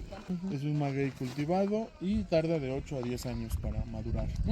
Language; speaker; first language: Spanish; native; Spanish